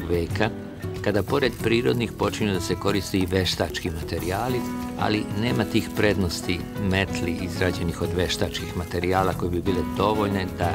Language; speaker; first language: Serbian; native; Serbian